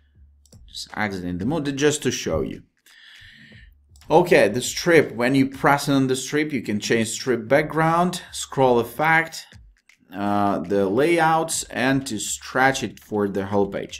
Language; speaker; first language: English; non-native, fluent; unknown